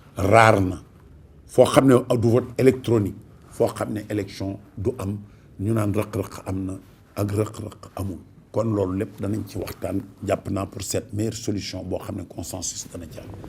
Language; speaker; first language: Wolof; native; Wolof